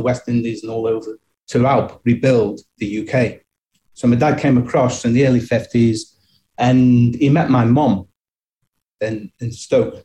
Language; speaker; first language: English; native; English